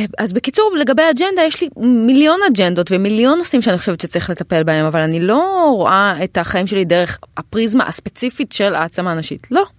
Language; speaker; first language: Hebrew; native; Hebrew